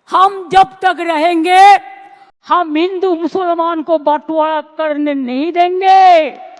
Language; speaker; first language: Hindi; non-native, local second language; Bangla